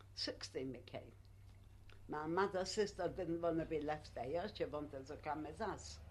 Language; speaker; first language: English; non-native, learner; Polish